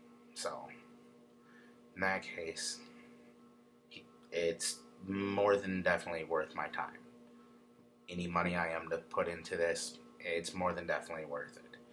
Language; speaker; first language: English; native; English